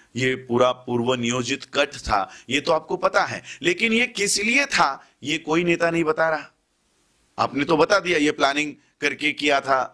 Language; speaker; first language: Hindi; non-native, local second language; Marathi